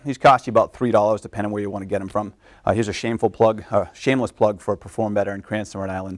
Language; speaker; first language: English; native; English